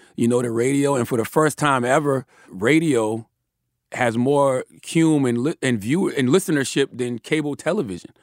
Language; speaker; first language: English; native; English